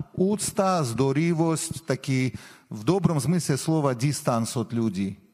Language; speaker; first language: Slovak; non-native, fluent; Armenian